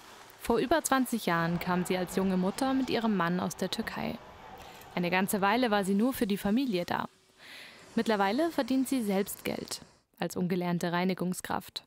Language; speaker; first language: German; native; German